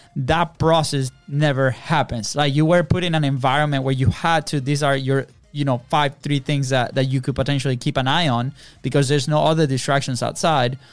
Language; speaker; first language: English; non-native, fluent; Spanish